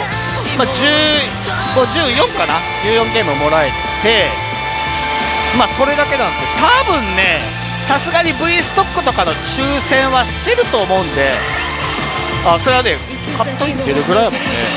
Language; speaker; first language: Japanese; native; Japanese